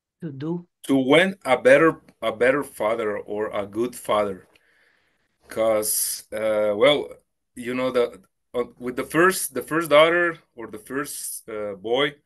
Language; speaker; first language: English; non-native, learner; Spanish